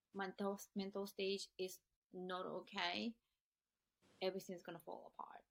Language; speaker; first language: English; non-native, fluent; Japanese